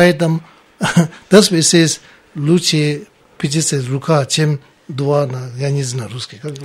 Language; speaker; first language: Russian; non-native, learner; Tibetan